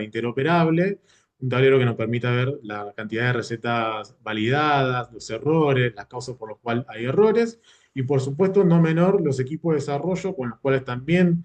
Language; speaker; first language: Spanish; native; Spanish